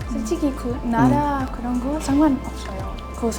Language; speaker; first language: Korean; non-native, learner; Spanish